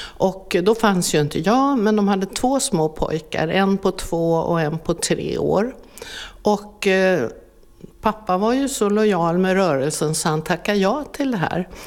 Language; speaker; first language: Swedish; native; Swedish